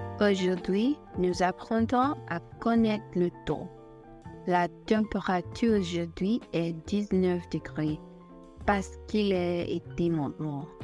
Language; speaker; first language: French; non-native, learner; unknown